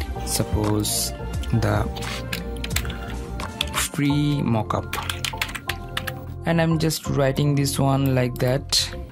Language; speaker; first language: English; non-native, fluent; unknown